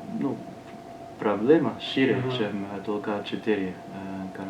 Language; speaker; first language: Russian; non-native, learner; French